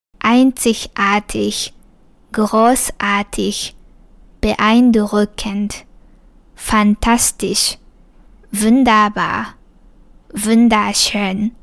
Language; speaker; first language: German; non-native, fluent; Japanese